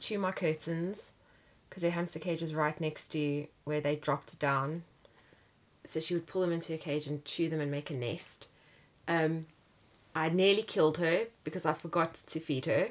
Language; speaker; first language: English; native; English